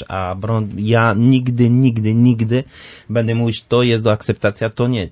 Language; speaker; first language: Polish; non-native, learner; French